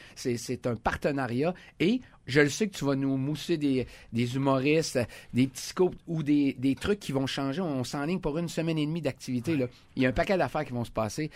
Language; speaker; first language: French; native; French